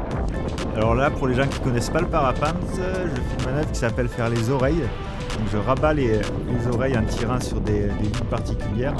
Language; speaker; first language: French; native; French